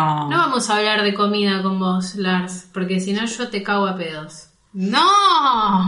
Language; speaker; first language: Spanish; native; Spanish